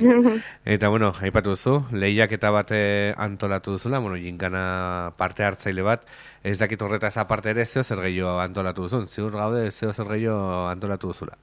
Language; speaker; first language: Basque; native; Basque